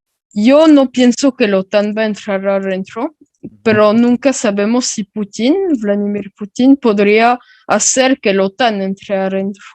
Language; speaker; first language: Spanish; early bilingual, heritage; Spanish